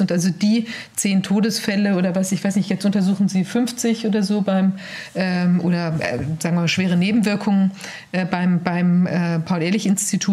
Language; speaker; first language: German; native; German